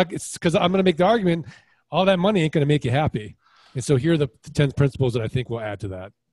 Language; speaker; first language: English; native; English